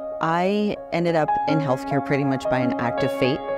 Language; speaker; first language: English; native; English